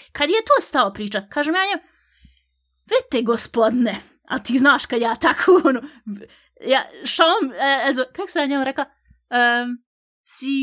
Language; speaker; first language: Bosnian; early bilingual, heritage; Bosnian